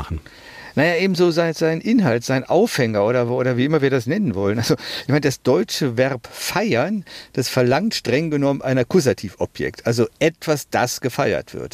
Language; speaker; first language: German; native; German